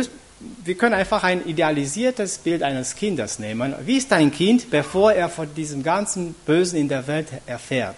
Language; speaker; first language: German; non-native, fluent; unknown